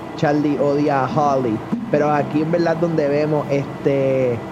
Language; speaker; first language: Spanish; early bilingual, other home language; English